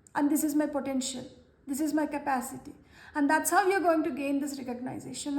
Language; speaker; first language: English; non-native, local second language; Telugu